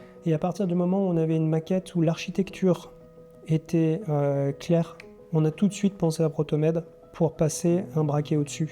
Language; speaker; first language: French; native; French